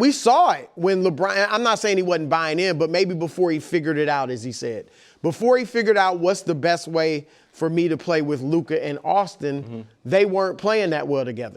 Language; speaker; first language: English; native; English